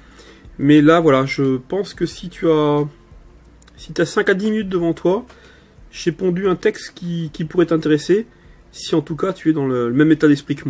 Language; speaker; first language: French; native; French